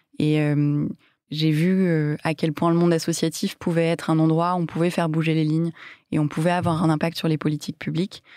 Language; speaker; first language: French; native; French